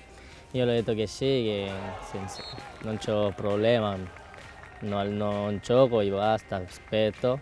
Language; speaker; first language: Italian; non-native, learner; Korean